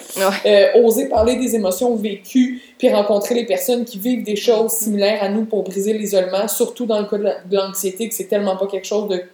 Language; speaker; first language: French; native; French